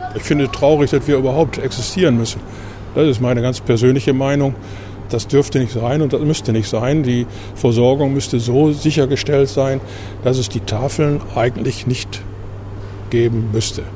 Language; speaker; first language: German; native; German